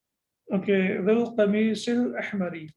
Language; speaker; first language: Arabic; non-native, fluent; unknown